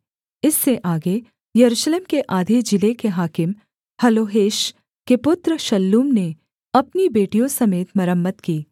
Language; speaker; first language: Hindi; native; Hindi